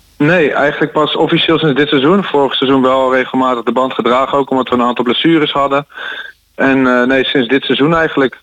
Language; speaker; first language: Dutch; native; Dutch